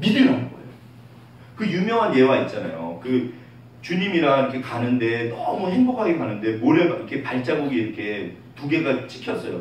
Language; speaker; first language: Korean; native; Korean